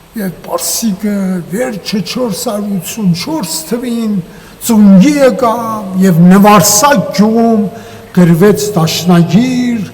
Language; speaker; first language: Armenian; native; Armenian